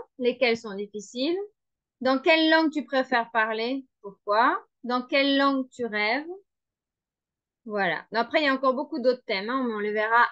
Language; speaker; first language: French; non-native, fluent; Spanish